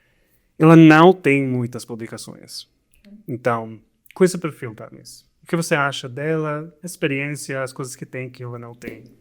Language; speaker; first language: Portuguese; non-native, fluent; Spanish